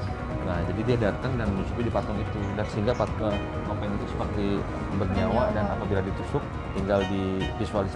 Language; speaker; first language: Indonesian; native; Indonesian